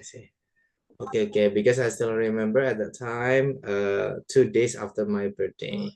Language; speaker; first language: English; non-native, fluent; Indonesian